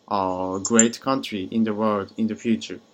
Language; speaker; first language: English; non-native, learner; Japanese